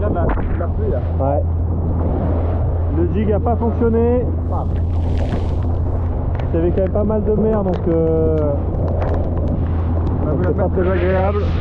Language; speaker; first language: French; native; French